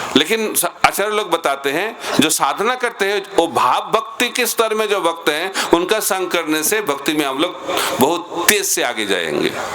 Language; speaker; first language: Hindi; non-native, local second language; Bangla